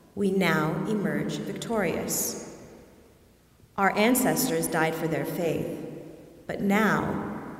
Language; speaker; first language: English; native; English